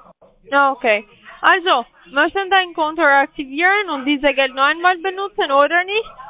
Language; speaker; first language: German; non-native, learner; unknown